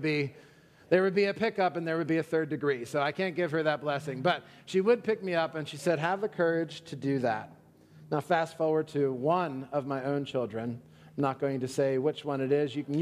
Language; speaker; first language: English; native; English